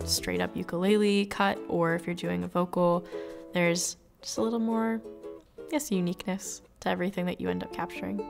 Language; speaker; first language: English; native; English